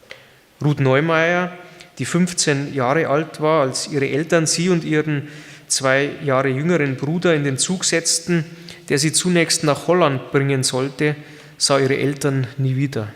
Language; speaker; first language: German; native; German